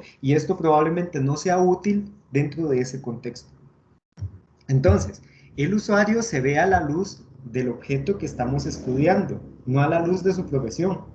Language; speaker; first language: Spanish; native; Spanish